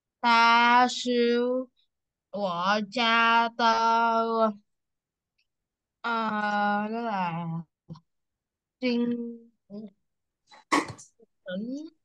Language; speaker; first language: Chinese; non-native, learner; Vietnamese